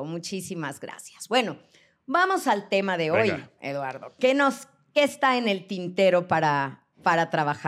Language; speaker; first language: Spanish; native; Spanish